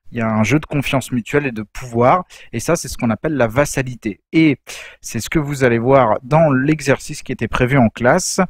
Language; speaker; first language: French; native; French